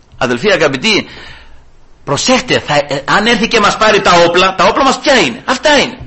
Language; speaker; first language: Greek; early bilingual, heritage; Greek